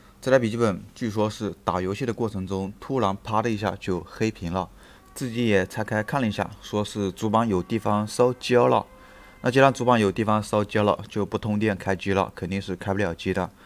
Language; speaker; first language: Chinese; native; Chinese